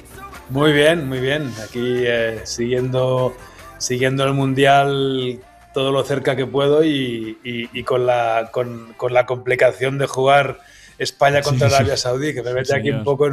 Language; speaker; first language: Spanish; native; Spanish